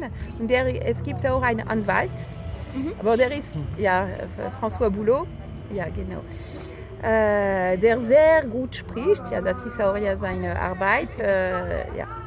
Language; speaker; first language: German; non-native, fluent; French